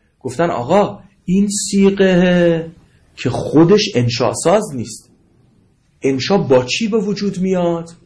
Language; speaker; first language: Persian; native; Persian